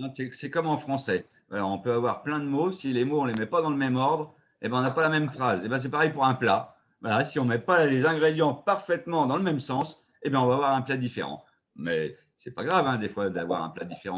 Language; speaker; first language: French; native; French